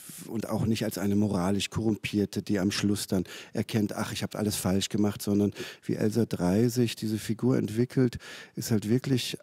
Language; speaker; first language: German; native; German